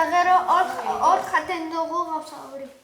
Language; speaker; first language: Basque; non-native, local second language; Spanish